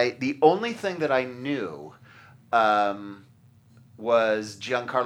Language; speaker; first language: English; native; English